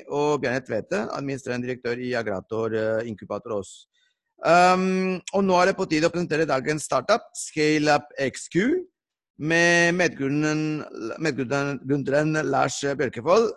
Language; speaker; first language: Norwegian; non-native, fluent; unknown